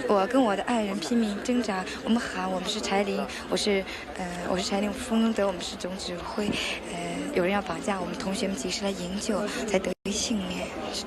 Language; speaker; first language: Chinese; native; Chinese